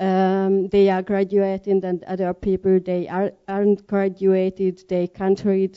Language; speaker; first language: English; non-native, learner; Hungarian